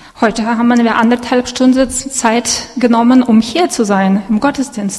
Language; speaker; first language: German; non-native, fluent; Russian